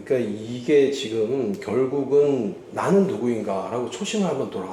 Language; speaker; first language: Korean; native; Korean